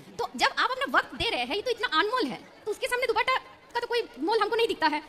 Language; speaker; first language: Hindi; non-native, local second language; Bangla